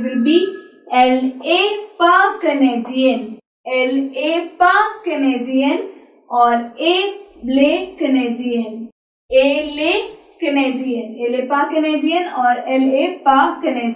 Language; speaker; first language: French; non-native, fluent; Hindi